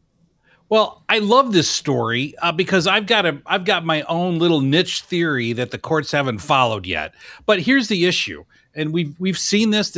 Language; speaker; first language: English; native; English